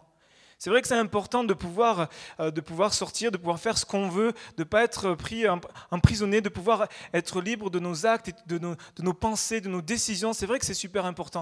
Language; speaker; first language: French; native; French